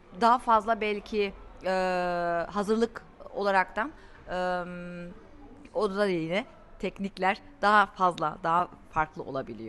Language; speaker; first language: Turkish; early bilingual, heritage; Turkish